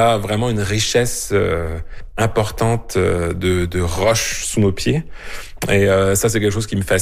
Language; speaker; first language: French; native; French